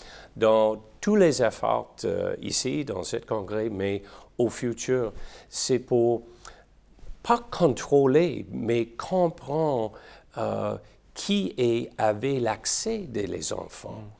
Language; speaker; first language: French; non-native, learner; English